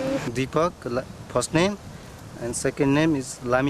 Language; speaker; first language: English; non-native, learner; Nepali